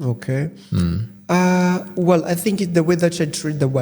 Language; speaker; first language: English; non-native, fluent; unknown